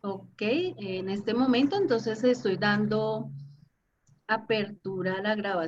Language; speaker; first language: Spanish; native; Spanish